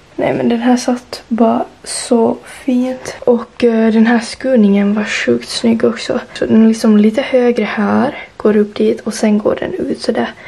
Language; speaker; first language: Swedish; native; Swedish